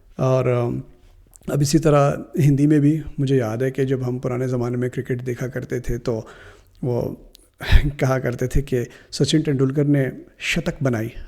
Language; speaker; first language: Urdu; native; Urdu